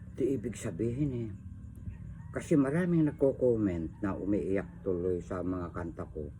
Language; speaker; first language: Filipino; non-native, local second language; Iloko